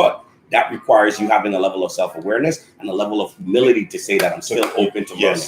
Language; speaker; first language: English; native; English